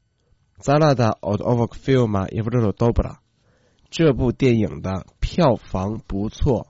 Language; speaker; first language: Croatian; non-native, fluent; Chinese